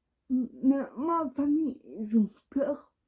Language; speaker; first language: French; non-native, learner; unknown